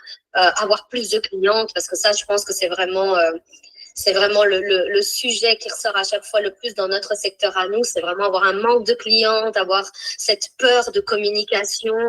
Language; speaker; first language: French; native; French